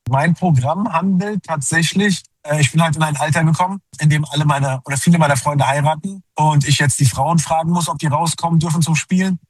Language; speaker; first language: German; early bilingual, other home language; Turkish